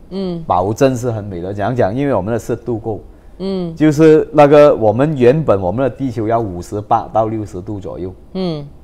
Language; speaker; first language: Chinese; non-native, local second language; Cantonese